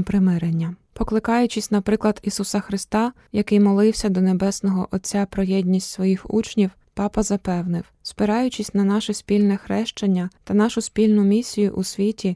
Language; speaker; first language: Ukrainian; native; Ukrainian